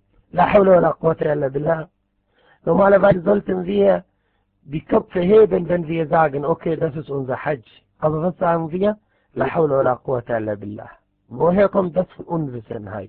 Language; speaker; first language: German; non-native, fluent; Arabic